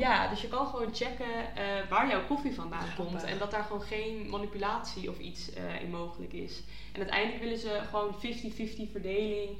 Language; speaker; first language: Dutch; native; Dutch